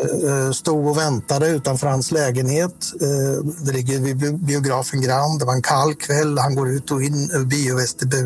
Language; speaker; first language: Swedish; native; Swedish